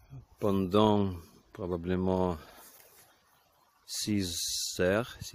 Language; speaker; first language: French; non-native, learner; Ukrainian